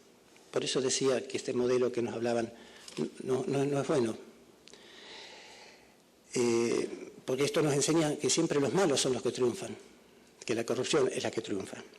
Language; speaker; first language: Spanish; native; Spanish